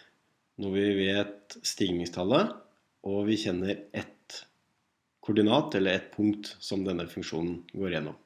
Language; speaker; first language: Norwegian; native; Norwegian